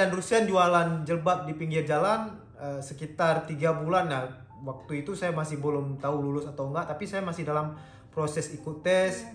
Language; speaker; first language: Indonesian; native; Indonesian